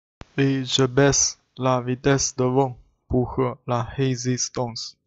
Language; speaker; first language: French; non-native, learner; Chinese